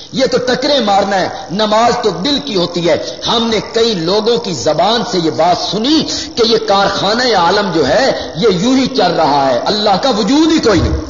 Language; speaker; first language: Urdu; non-native, local second language; Punjabi